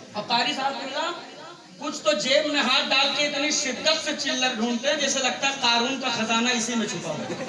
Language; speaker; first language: Hindi; native; Hindi